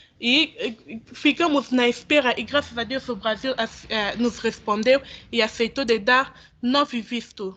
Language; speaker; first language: Portuguese; non-native, fluent; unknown